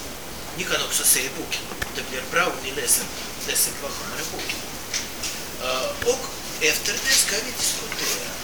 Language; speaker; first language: Swedish; non-native, fluent; Russian